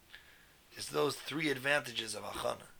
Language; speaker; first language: English; native; English